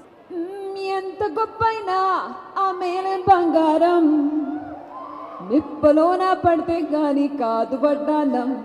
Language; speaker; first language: Telugu; non-native, fluent; Malayalam